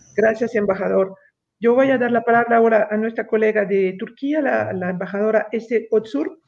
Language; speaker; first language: Spanish; non-native, fluent; French